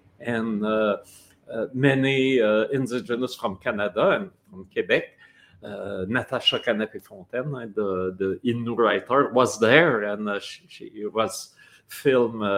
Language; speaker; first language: English; non-native, local second language; French